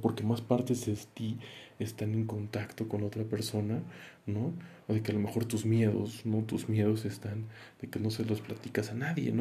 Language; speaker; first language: Spanish; native; Spanish